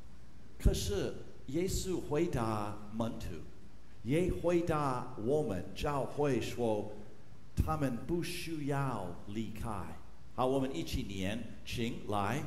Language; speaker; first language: Chinese; non-native, fluent; English